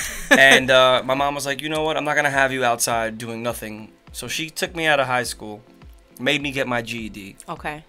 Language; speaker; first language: English; native; English